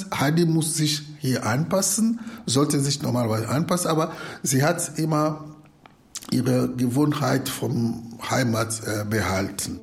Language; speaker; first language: German; non-native, fluent; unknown